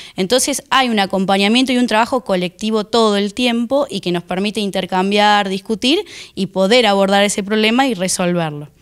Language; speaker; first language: Spanish; native; Spanish